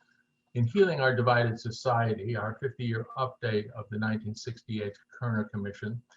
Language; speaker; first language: English; native; English